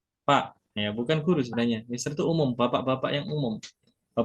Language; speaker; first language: Indonesian; native; Indonesian